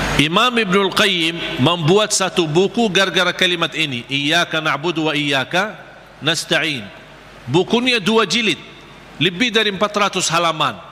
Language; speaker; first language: Malay; non-native, fluent; Arabic